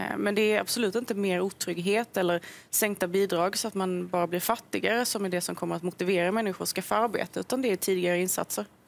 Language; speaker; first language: Swedish; native; Swedish